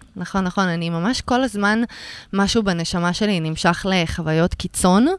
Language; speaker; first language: Hebrew; early bilingual, other home language; Russian